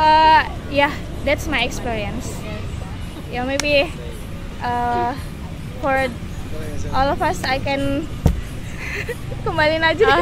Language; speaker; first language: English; non-native, learner; Indonesian